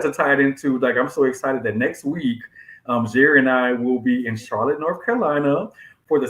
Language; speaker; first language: English; native; English